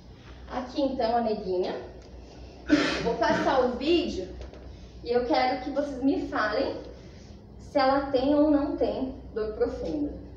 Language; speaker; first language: Portuguese; native; Portuguese